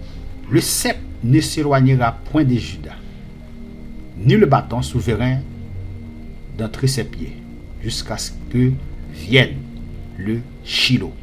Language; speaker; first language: French; non-native, local second language; Haitian Creole